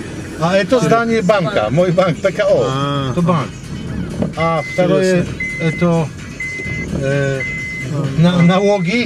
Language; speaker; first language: Russian; non-native, learner; Polish